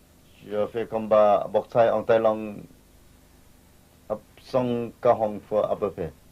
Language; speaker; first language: French; non-native, learner; Thai